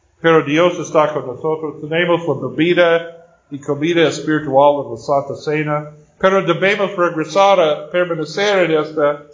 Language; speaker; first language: Spanish; non-native, fluent; Portuguese